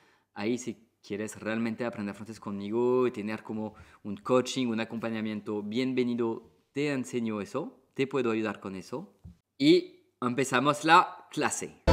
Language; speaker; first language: Spanish; non-native, fluent; French